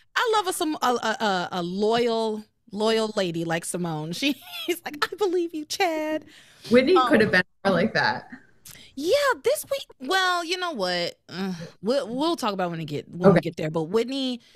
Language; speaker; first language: English; native; English